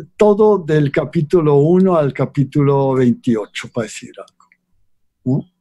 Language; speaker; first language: Spanish; non-native, fluent; Swiss German